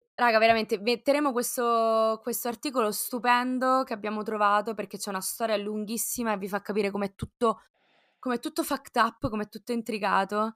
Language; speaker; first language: Italian; native; Italian